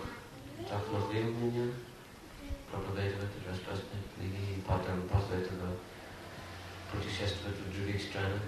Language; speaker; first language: Russian; non-native, fluent; English